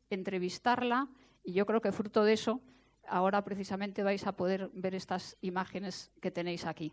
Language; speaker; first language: Spanish; native; Spanish